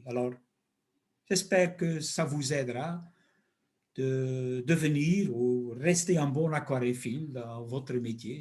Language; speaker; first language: French; non-native, local second language; Dutch